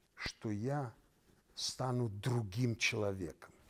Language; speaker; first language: Russian; non-native, local second language; Armenian